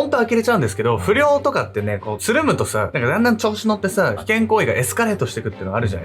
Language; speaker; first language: Japanese; native; Japanese